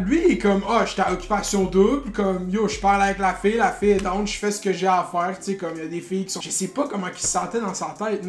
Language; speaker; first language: French; native; French